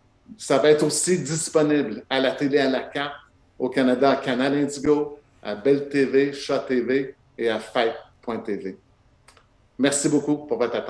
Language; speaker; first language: French; native; French